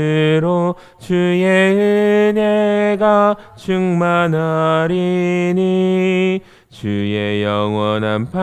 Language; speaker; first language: Korean; native; Korean